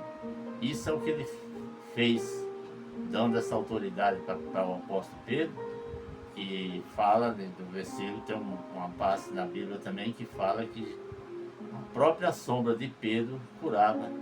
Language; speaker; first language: Portuguese; native; Portuguese